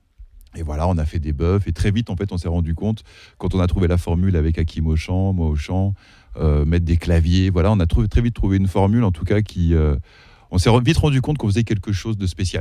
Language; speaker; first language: French; early bilingual, other home language; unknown